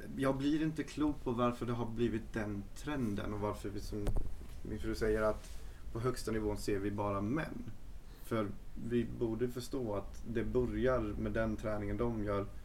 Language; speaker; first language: Swedish; native; Swedish